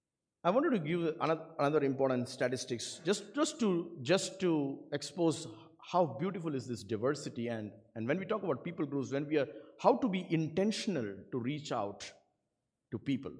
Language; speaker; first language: English; non-native, local second language; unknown